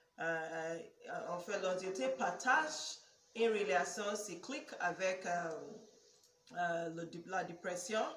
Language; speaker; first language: French; non-native, learner; English